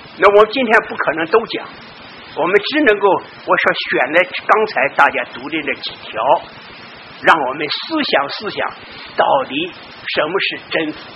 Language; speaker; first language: Chinese; native; Chinese